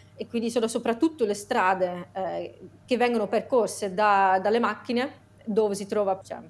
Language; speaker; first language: Italian; non-native, fluent; Dutch